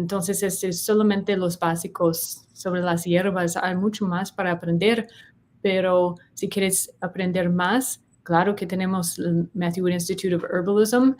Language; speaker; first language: Spanish; non-native, learner; English